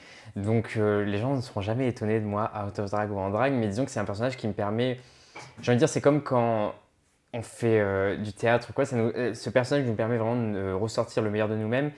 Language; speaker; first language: French; native; French